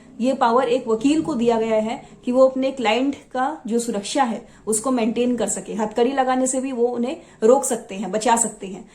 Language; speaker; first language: Hindi; non-native, local second language; Assamese